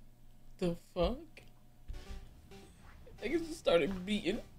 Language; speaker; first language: English; native; English